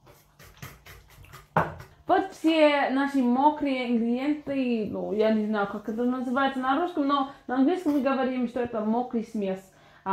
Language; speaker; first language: Russian; non-native, fluent; English